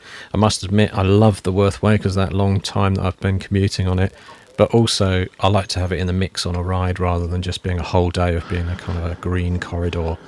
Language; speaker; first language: English; native; English